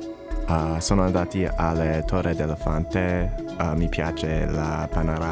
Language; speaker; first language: Italian; non-native, learner; English